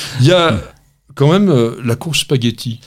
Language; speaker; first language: French; native; French